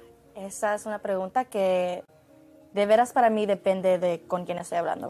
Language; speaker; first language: Spanish; early bilingual, heritage; Spanish